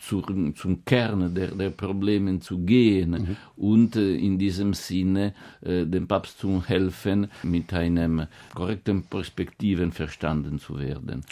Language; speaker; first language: German; non-native, fluent; Italian